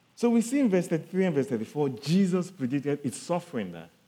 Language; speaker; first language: English; non-native, local second language; Yoruba